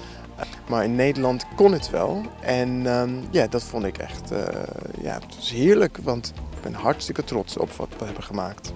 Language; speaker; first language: Dutch; non-native, fluent; English